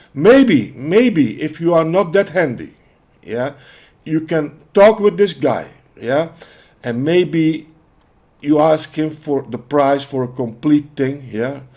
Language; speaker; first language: English; non-native, fluent; Dutch